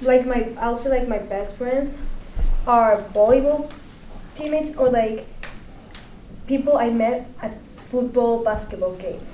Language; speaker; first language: English; non-native, fluent; Spanish